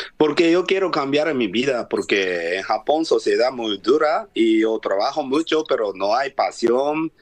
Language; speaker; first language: Spanish; non-native, learner; Japanese